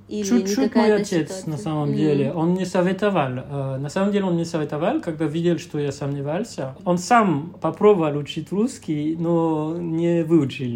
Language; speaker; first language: Russian; non-native, fluent; French